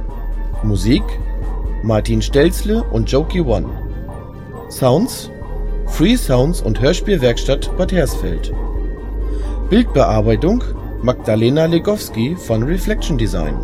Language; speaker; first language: German; native; German